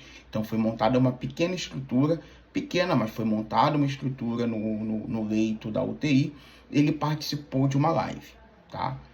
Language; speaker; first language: Portuguese; native; Portuguese